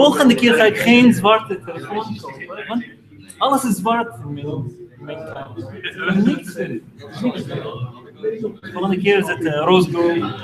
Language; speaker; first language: Dutch; non-native, fluent; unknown